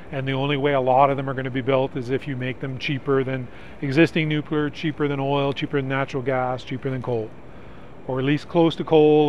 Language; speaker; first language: English; native; English